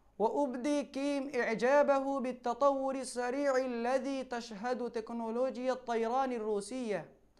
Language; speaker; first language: Arabic; non-native, fluent; Urdu